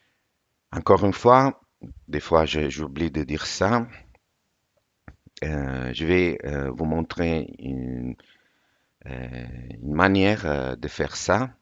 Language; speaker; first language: French; non-native, fluent; Italian